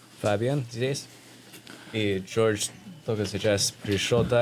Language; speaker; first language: Russian; non-native, learner; English